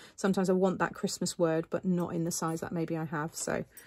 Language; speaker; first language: English; native; English